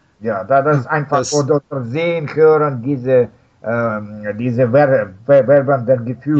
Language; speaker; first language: German; non-native, fluent; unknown